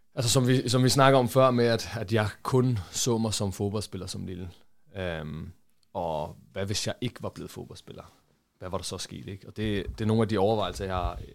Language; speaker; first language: Danish; early bilingual, other home language; Portuguese